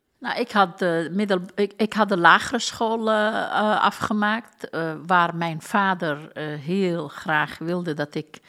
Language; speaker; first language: Dutch; non-native, fluent; Turkish